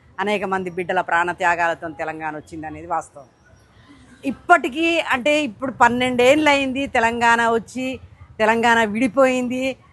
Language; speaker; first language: Telugu; native; Telugu